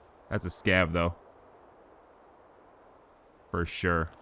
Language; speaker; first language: English; native; English